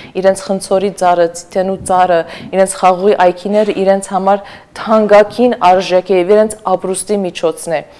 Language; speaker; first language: Armenian; native; Armenian